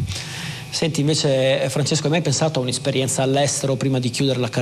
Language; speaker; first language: Italian; native; Italian